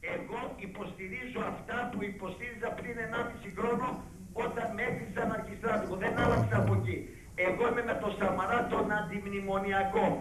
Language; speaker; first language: Greek; native; Greek